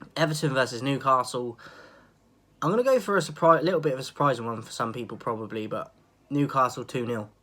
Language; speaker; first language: English; native; English